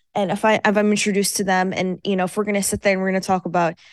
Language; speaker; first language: English; early bilingual, other home language; Persian